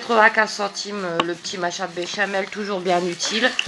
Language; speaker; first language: French; native; French